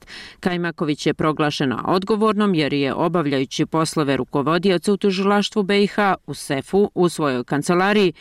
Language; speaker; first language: Croatian; native; Croatian